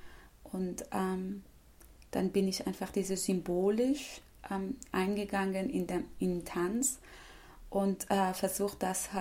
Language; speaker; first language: German; non-native, fluent; Persian